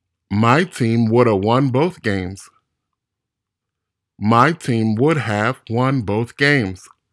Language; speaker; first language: English; native; English